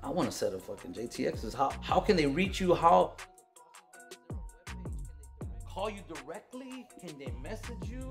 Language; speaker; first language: English; early bilingual, other home language; Spanish